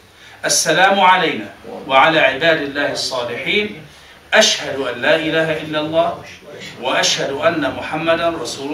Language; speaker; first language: Arabic; non-native, fluent; English